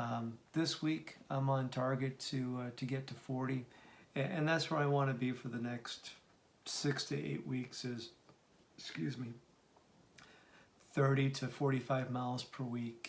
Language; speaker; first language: English; native; English